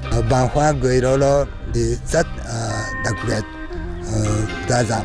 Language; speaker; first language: Vietnamese; non-native, learner; Japanese